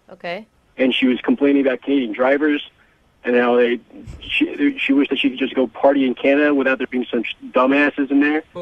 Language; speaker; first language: English; native; English